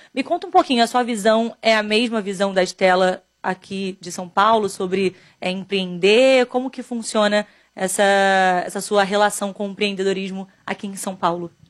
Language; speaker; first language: Portuguese; native; Portuguese